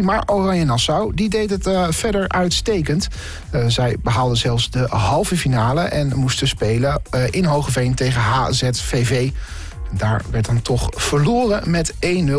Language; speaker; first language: Dutch; native; Dutch